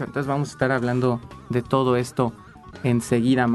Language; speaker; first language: Spanish; native; Spanish